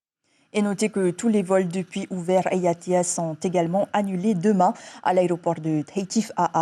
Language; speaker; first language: French; native; French